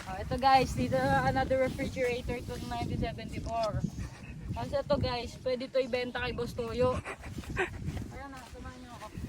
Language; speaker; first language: Filipino; native; Filipino